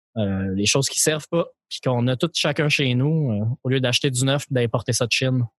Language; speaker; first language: French; native; French